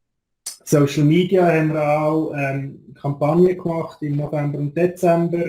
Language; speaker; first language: German; native; German